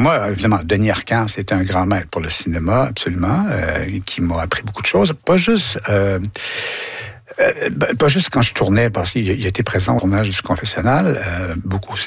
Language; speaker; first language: French; native; French